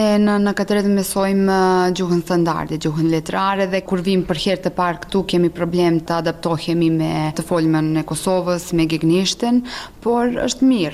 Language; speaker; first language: Albanian; non-native, fluent; Serbian